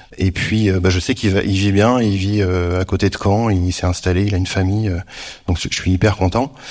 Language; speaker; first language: French; native; French